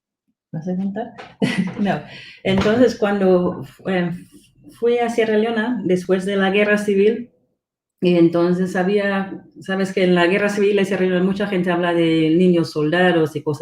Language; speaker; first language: Spanish; non-native, fluent; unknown